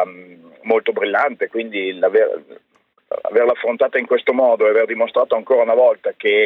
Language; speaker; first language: Italian; native; Italian